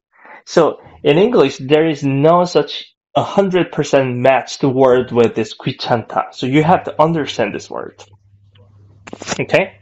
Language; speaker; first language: English; non-native, fluent; Korean